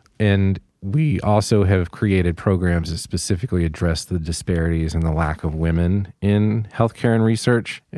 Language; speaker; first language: English; native; English